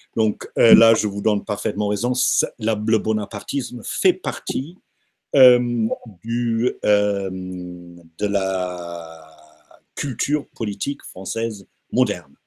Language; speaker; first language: French; non-native, fluent; German